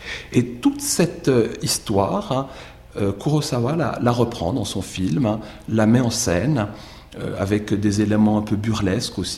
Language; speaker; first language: French; native; French